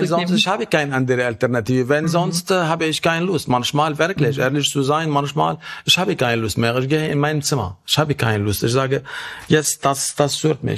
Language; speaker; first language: German; non-native, fluent; Arabic